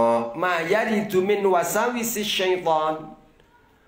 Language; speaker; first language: Arabic; non-native, fluent; Javanese